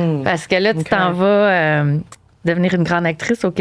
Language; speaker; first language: French; native; French